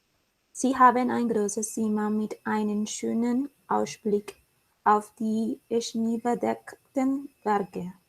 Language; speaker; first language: German; non-native, learner; Spanish